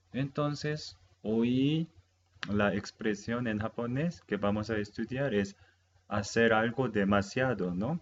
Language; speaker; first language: Spanish; non-native, fluent; Japanese